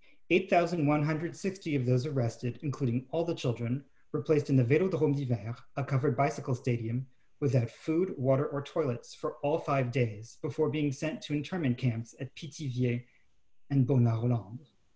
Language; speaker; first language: English; native; English